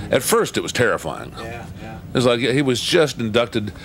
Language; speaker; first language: English; native; English